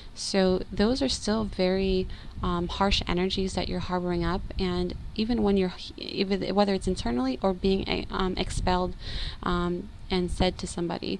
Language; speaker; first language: English; native; English